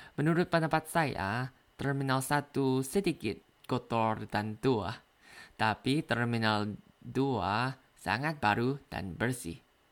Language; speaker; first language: Indonesian; non-native, learner; Thai